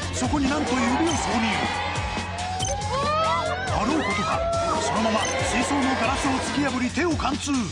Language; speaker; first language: Japanese; native; Japanese